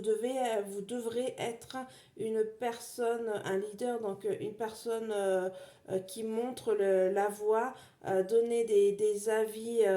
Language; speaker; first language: French; native; French